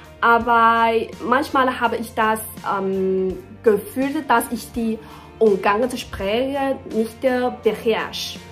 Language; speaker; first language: German; non-native, learner; Chinese